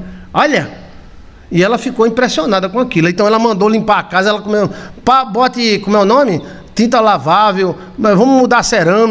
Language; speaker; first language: Portuguese; native; Portuguese